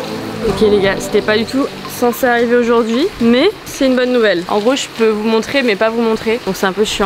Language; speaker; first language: French; native; French